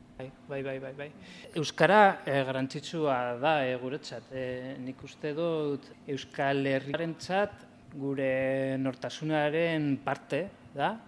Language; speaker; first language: Basque; non-native, local second language; Spanish